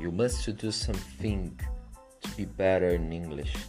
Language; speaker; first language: English; non-native, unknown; Portuguese